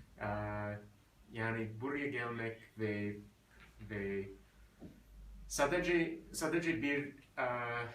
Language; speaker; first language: Turkish; non-native, learner; English